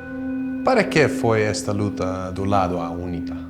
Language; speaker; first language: Portuguese; non-native, learner; Dutch